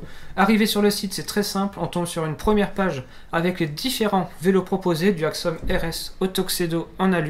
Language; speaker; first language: French; native; French